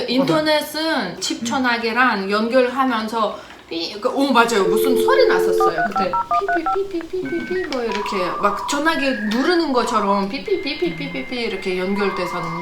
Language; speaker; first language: Korean; non-native, fluent; Russian